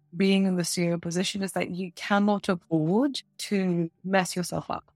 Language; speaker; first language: English; early bilingual, other home language; Russian